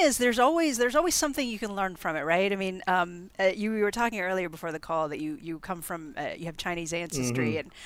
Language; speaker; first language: English; non-native, local second language; Filipino